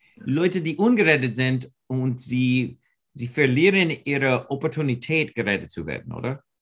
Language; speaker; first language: German; non-native, learner; English